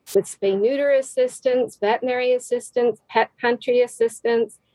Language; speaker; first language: English; native; English